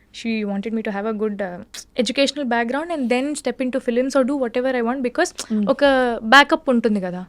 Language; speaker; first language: Telugu; native; Telugu